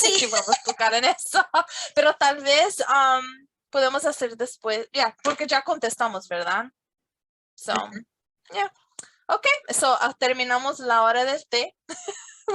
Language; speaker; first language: Spanish; non-native, fluent; English